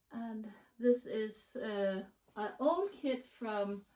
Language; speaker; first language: English; non-native, fluent; Danish